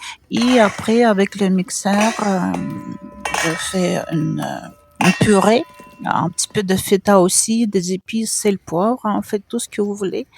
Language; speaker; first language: French; non-native, fluent; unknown